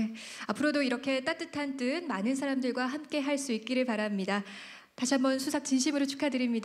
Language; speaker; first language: Korean; native; Korean